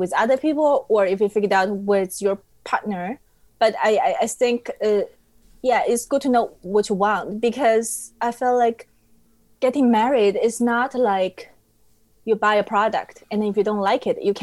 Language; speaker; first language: English; non-native, fluent; Chinese